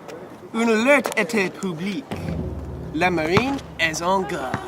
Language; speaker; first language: French; non-native, learner; English